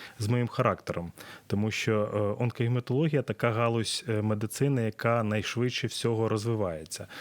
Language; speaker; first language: Ukrainian; native; Ukrainian